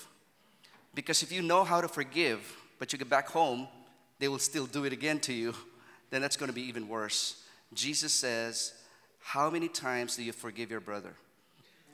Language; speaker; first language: English; non-native, local second language; Filipino